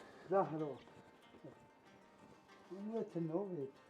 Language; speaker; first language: Russian; non-native, learner; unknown